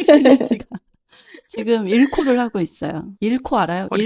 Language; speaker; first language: Korean; native; Korean